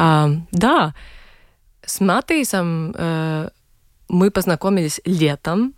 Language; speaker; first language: Russian; non-native, local second language; Latvian